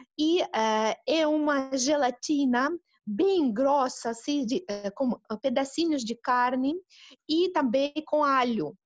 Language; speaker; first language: Portuguese; non-native, fluent; Russian